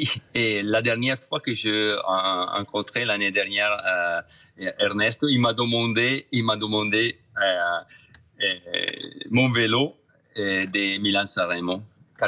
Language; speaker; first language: French; non-native, fluent; Italian